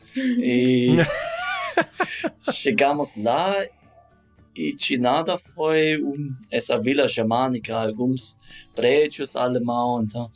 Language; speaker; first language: Portuguese; non-native, learner; German